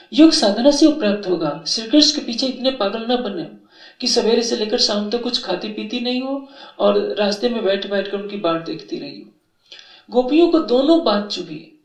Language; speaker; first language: Hindi; native; Hindi